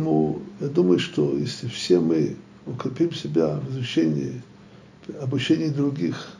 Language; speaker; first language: Russian; native; Russian